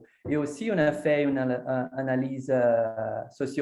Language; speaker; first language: French; non-native, fluent; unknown